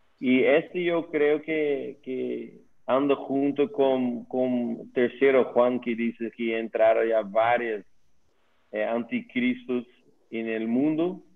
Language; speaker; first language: Spanish; non-native, learner; Dutch